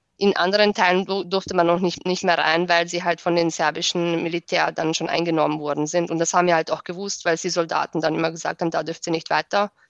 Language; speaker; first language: German; early bilingual, other home language; Bosnian